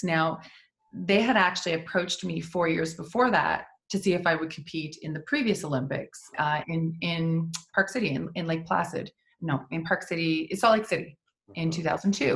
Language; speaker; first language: English; native; English